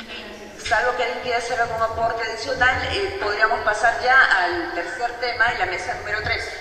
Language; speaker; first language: Spanish; native; Spanish